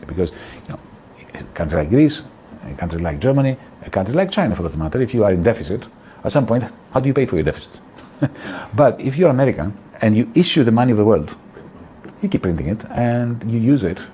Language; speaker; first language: English; non-native, fluent; Greek